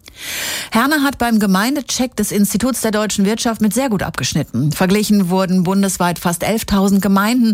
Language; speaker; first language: German; native; German